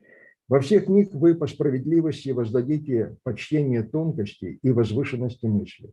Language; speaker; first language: Russian; native; Russian